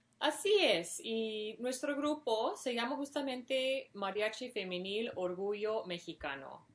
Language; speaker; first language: Spanish; non-native, fluent; English